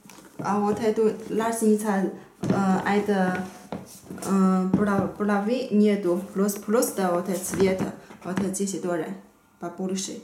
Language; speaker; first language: Russian; non-native, learner; Chinese